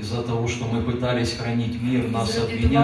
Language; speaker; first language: Russian; native; Russian